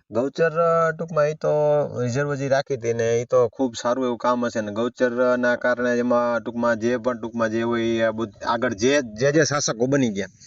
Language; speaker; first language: Gujarati; native; Gujarati